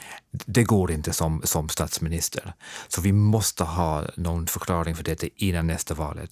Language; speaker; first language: Swedish; non-native, fluent; English